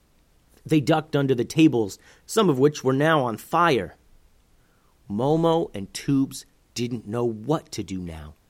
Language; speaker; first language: English; native; English